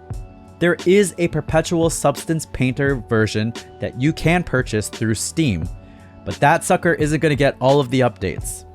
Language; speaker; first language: English; native; English